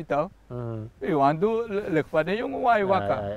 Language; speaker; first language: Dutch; non-native, local second language; Sranan Tongo